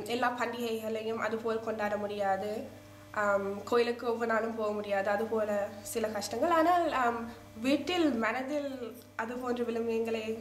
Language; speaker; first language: Tamil; early bilingual, heritage; Tamil